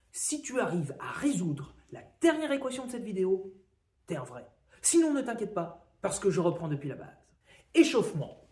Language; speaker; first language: French; native; French